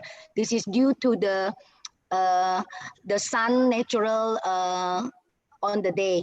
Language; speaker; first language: English; non-native, fluent; Indonesian